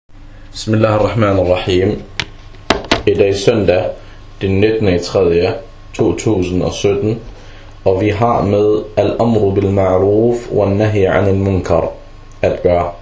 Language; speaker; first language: Danish; early bilingual, other home language; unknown